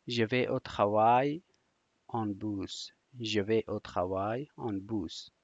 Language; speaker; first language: French; non-native, learner; Persian